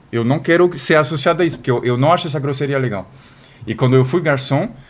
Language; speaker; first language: Portuguese; non-native, fluent; French